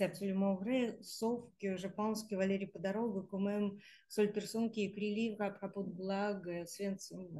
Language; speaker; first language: French; non-native, learner; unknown